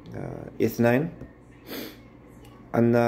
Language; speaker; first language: Arabic; non-native, learner; English